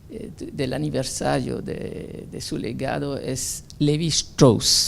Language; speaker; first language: Spanish; non-native, fluent; French